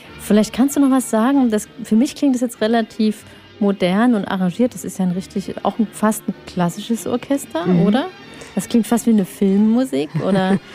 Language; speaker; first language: German; native; German